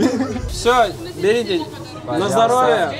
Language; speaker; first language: Russian; native; Russian